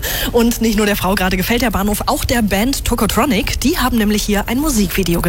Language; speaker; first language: German; native; German